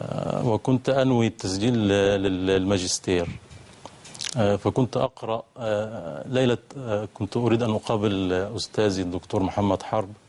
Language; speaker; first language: Arabic; native; Arabic